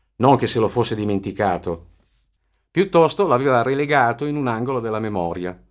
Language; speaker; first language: Italian; native; Italian